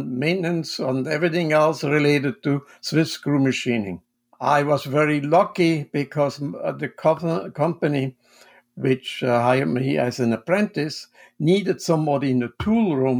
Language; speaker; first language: English; non-native, fluent; Swiss German